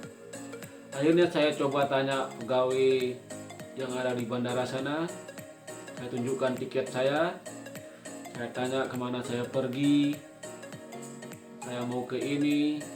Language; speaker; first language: Indonesian; non-native, local second language; Sasak